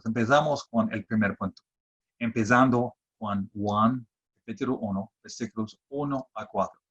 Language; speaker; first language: Spanish; non-native, fluent; English